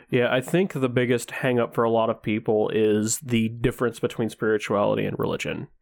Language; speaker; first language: English; early bilingual, other home language; Danish